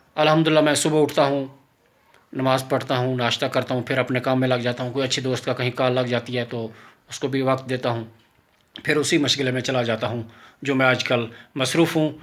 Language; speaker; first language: Urdu; non-native, local second language; Saraiki